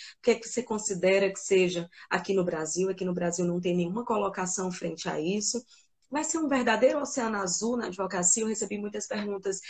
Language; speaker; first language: Portuguese; native; Portuguese